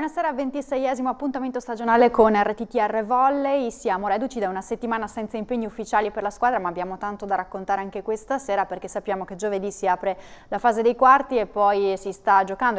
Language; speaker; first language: Italian; native; Italian